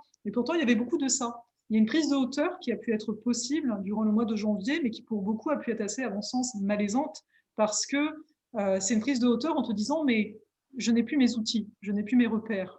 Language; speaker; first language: French; native; French